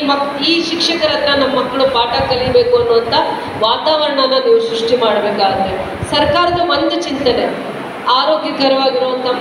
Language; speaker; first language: Kannada; native; Kannada